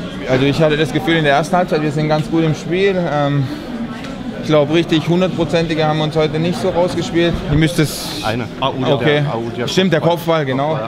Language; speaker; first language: German; native; German